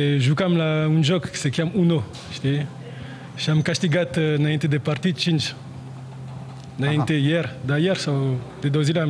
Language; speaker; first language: Romanian; non-native, learner; French